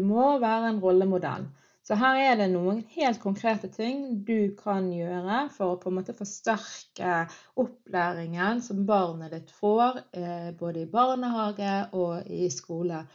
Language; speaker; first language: Norwegian; early bilingual, other home language; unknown